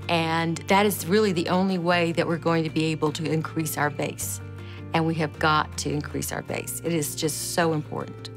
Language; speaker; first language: English; native; English